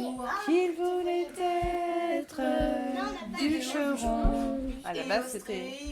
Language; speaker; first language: French; native; French